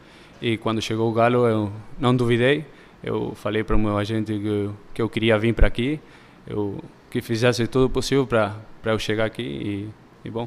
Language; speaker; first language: Portuguese; early bilingual, heritage; Spanish